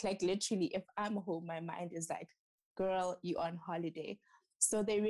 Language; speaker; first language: English; non-native, local second language; Southern Sotho